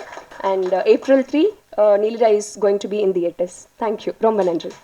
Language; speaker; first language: Tamil; non-native, learner; Telugu